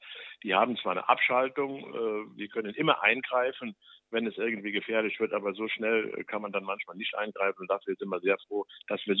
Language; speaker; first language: German; native; German